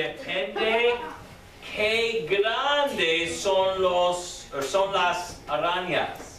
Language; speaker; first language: Spanish; non-native, fluent; English